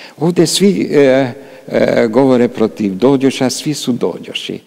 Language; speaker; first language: Serbian; non-native, local second language; Hungarian